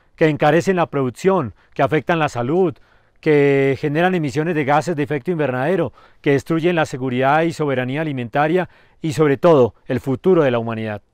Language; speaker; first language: Spanish; native; Spanish